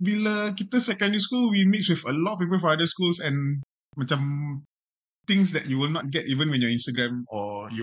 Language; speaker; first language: English; non-native, local second language; Malay